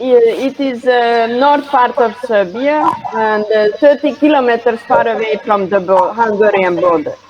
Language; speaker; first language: English; non-native, learner; Hungarian